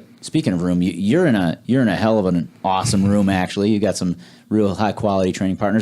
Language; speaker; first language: English; native; English